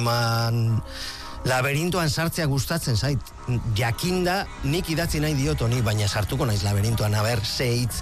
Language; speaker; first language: Basque; native; Basque